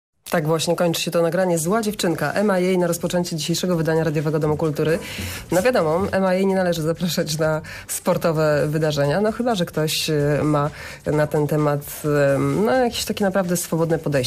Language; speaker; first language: Polish; native; Polish